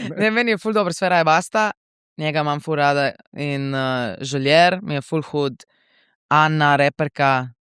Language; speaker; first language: Slovenian; native; Slovenian